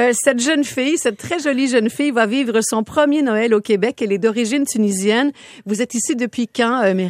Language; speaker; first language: French; native; French